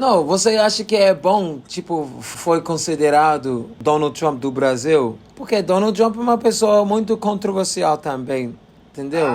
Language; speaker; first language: Portuguese; non-native, fluent; English